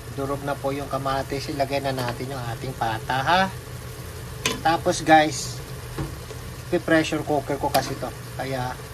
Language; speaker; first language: Filipino; non-native, local second language; Hiligaynon